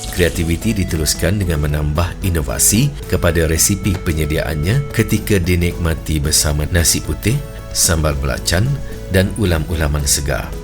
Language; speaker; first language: Malay; native; Malay